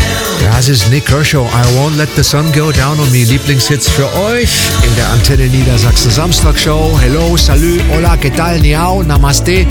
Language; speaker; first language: German; native; German